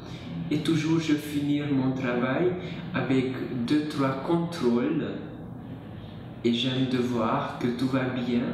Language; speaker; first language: French; non-native, learner; Hungarian